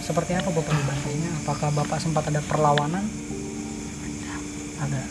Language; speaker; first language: Indonesian; native; Indonesian